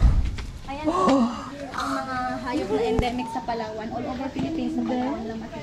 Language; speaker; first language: Filipino; native; Filipino